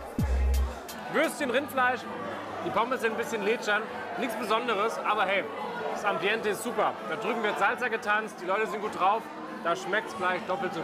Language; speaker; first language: German; native; German